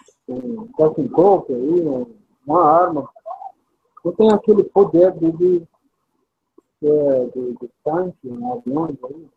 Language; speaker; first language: Portuguese; non-native, fluent; Arabic